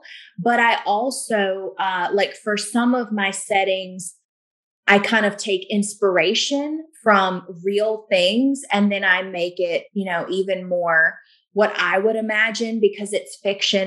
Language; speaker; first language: English; native; English